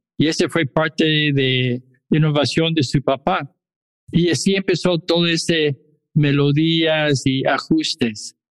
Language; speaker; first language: Spanish; non-native, fluent; English